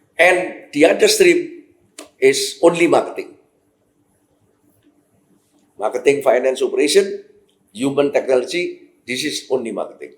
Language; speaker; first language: English; non-native, fluent; Indonesian